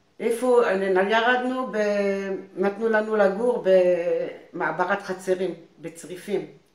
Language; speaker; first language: Hebrew; non-native, fluent; French